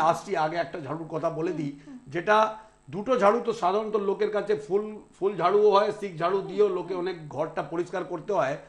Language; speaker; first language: Bangla; non-native, local second language; Punjabi